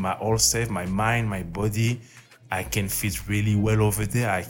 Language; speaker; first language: English; non-native, learner; French